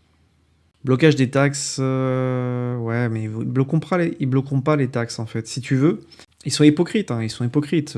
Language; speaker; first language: French; native; French